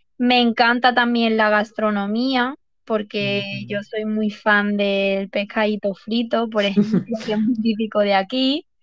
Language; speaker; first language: Spanish; native; Spanish